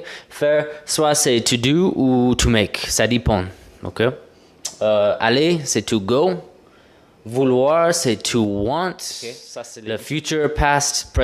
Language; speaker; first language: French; non-native, fluent; English